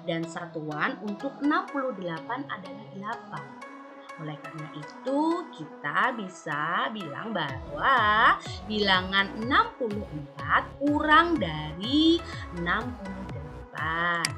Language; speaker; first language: Indonesian; native; Indonesian